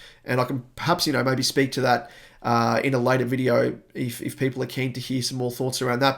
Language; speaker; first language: English; native; English